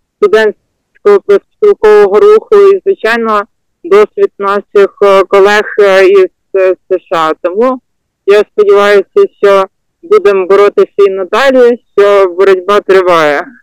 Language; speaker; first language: Ukrainian; native; Ukrainian